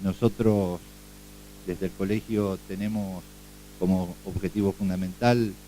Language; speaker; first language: Spanish; native; Spanish